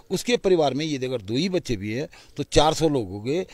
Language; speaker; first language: Hindi; native; Hindi